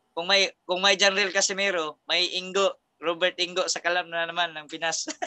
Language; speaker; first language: Filipino; non-native, local second language; Cebuano